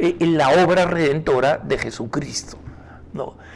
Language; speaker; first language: Spanish; native; Spanish